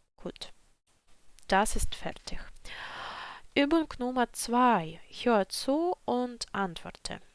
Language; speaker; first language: German; non-native, fluent; Ukrainian